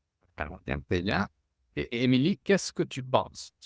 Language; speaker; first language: French; non-native, fluent; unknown